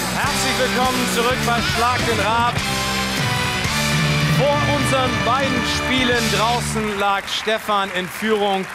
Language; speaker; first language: German; native; German